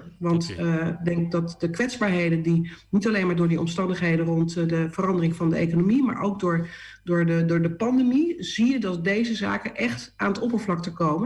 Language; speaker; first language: Dutch; native; Dutch